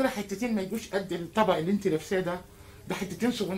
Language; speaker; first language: Arabic; native; Arabic